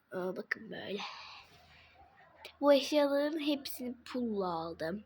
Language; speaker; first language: Turkish; non-native, learner; Azerbaijani